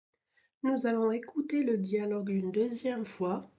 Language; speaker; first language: French; non-native, local second language; Arabic